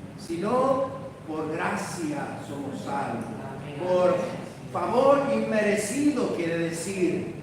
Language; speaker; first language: Spanish; native; Spanish